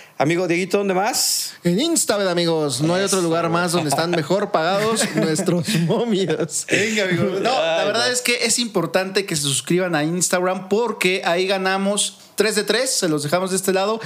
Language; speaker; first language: Spanish; native; Spanish